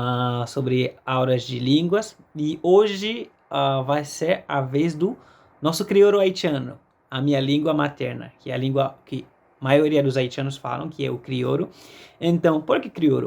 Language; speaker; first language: Portuguese; non-native, fluent; Haitian Creole